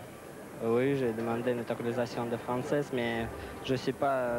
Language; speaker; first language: French; non-native, learner; Russian